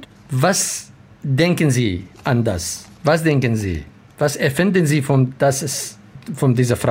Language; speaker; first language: German; non-native, learner; Arabic